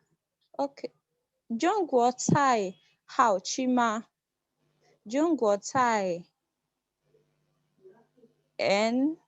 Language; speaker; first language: Chinese; non-native, learner; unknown